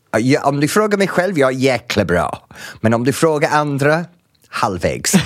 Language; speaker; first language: Swedish; non-native, fluent; English